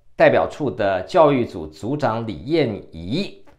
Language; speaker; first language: Chinese; native; Chinese